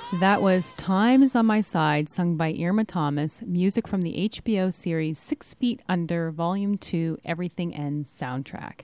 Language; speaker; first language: English; native; English